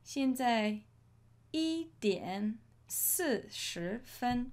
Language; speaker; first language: Chinese; non-native, learner; English